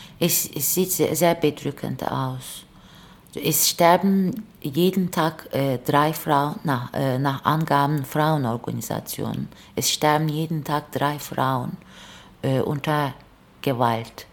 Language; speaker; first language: German; non-native, fluent; Turkish